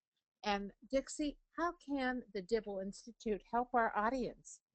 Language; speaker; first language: English; native; English